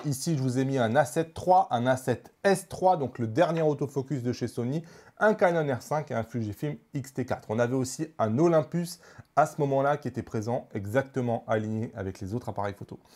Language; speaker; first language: French; native; French